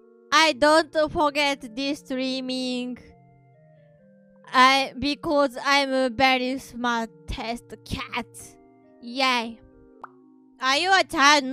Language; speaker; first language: English; non-native, learner; Japanese